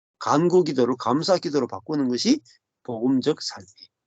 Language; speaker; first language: Korean; native; Korean